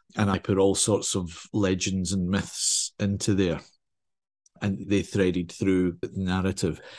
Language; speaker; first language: English; native; English